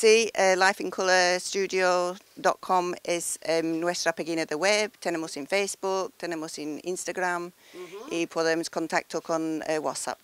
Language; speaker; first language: Spanish; non-native, learner; English